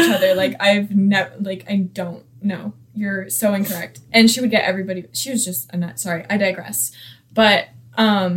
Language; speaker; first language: English; native; English